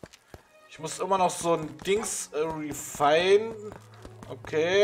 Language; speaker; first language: German; native; German